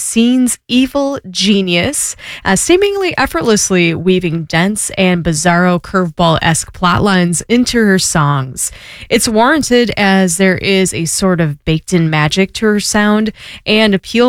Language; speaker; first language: English; native; English